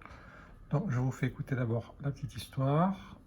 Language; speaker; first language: French; native; French